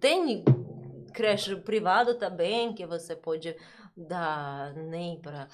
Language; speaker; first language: Portuguese; non-native, learner; Russian